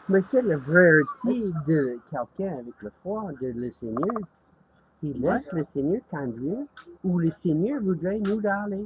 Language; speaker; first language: French; non-native, learner; English